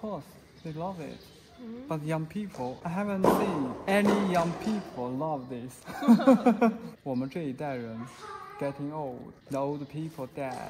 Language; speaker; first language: English; non-native, fluent; Chinese